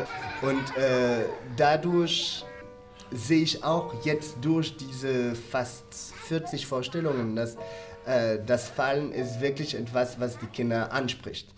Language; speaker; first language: German; non-native, fluent; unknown